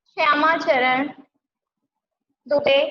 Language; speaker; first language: Hindi; native; Hindi